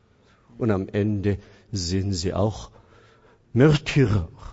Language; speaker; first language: German; non-native, fluent; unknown